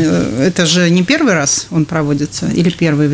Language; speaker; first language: Russian; native; Russian